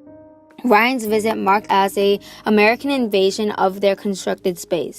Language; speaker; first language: English; native; English